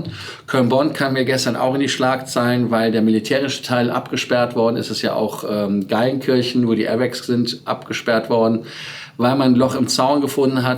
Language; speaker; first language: German; native; German